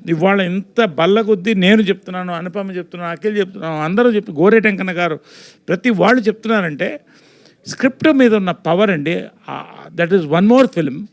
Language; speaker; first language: Telugu; native; Telugu